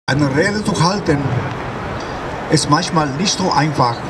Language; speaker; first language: German; non-native, fluent; Spanish